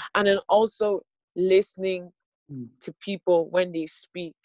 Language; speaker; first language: English; native; English